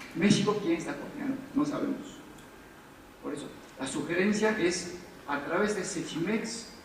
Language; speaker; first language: Spanish; non-native, fluent; Chinese